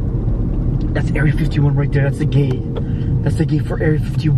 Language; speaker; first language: English; native; English